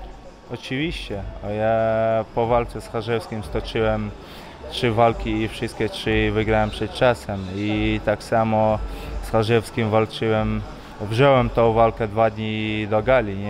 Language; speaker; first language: Polish; non-native, fluent; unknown